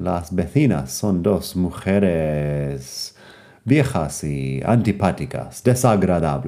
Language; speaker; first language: Spanish; non-native, fluent; English